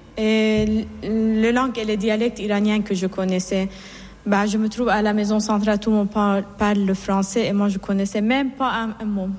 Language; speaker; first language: French; non-native, fluent; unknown